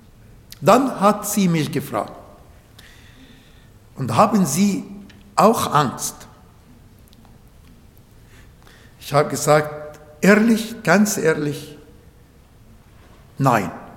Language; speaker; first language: German; non-native, learner; Arabic